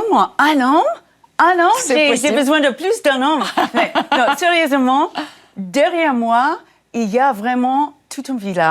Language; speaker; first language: French; non-native, fluent; English